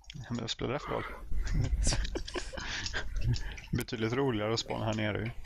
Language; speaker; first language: Swedish; native; Swedish